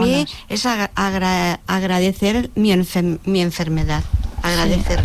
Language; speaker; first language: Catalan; non-native, local second language; Spanish